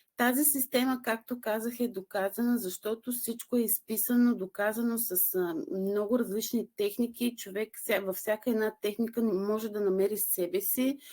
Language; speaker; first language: Bulgarian; native; Bulgarian